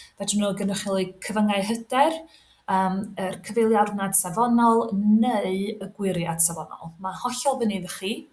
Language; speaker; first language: Welsh; native; Welsh